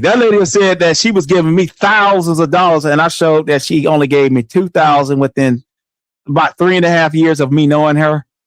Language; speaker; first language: English; native; English